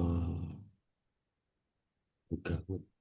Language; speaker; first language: German; non-native, learner; Indonesian